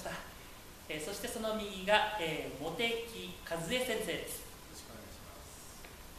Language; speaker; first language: Japanese; native; Japanese